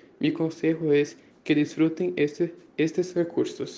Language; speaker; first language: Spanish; non-native, learner; Portuguese